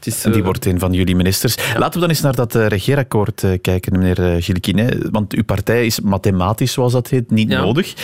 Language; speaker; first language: Dutch; native; Dutch